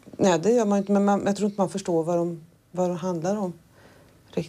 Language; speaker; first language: Swedish; native; Swedish